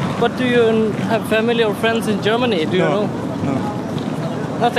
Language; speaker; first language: English; non-native, fluent; Norwegian